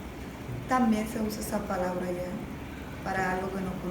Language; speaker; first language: Portuguese; non-native, learner; Spanish